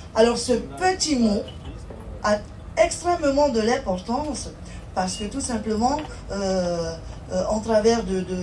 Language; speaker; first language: French; native; French